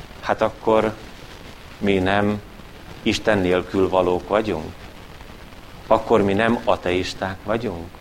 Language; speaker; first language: Hungarian; native; Hungarian